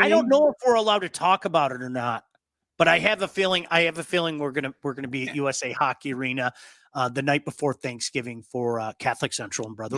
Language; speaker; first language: English; native; English